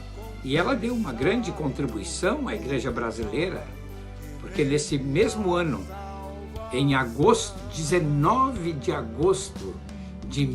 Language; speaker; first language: Portuguese; native; Portuguese